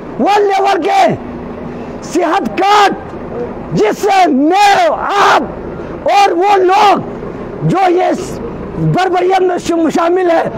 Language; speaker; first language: Urdu; non-native, local second language; Balti